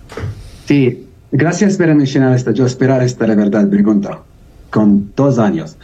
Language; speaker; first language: Spanish; non-native, learner; Arabic